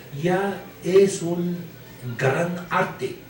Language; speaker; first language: Spanish; non-native, learner; Chinese